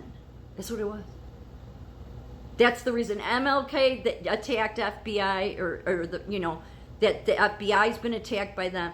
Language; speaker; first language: English; native; English